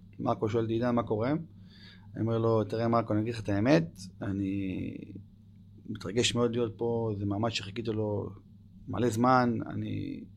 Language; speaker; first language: Hebrew; early bilingual, other home language; English